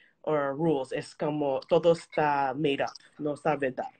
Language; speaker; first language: Spanish; early bilingual, heritage; Spanish